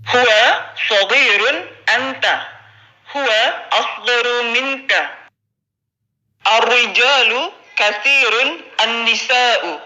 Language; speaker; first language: Arabic; non-native, fluent; Indonesian